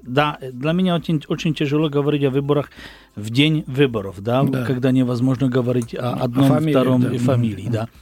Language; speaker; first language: Russian; non-native, learner; Slovak